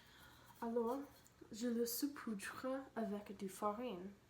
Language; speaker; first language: French; non-native, learner; English